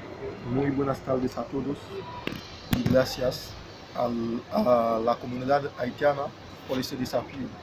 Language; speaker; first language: Spanish; non-native, fluent; Haitian Creole